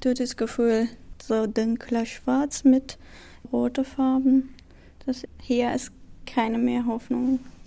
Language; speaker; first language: German; non-native, learner; Kurdish